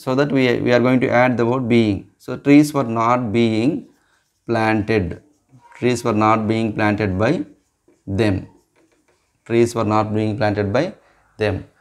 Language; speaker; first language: English; non-native, local second language; Telugu